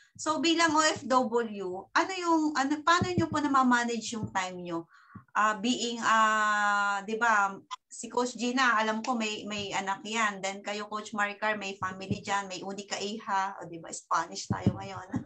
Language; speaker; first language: Filipino; native; Filipino